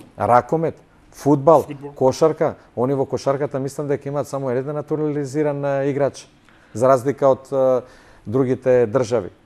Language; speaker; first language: Macedonian; native; Macedonian